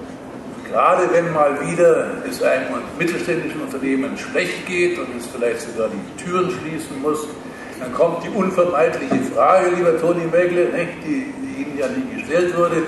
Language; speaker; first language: German; native; German